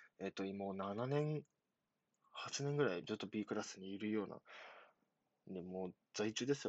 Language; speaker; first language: Japanese; native; Japanese